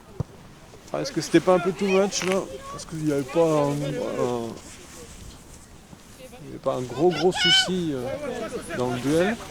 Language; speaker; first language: French; native; French